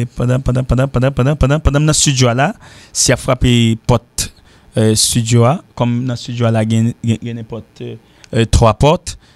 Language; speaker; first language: French; native; French